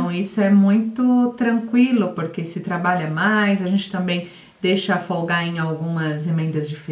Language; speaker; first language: Portuguese; native; Portuguese